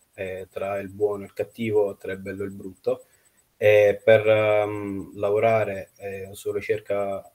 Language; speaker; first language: Italian; non-native, fluent; Russian